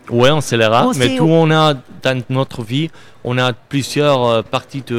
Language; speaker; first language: French; non-native, learner; Spanish